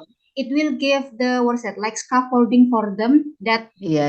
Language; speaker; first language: English; non-native, fluent; Indonesian